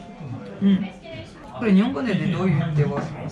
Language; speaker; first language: Japanese; non-native, learner; French